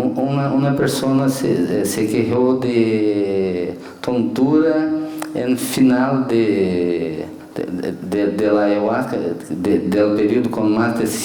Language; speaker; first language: Spanish; non-native, fluent; Portuguese